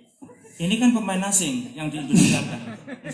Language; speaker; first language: Indonesian; native; Indonesian